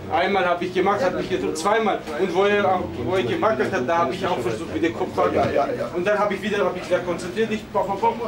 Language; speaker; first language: German; non-native, fluent; Armenian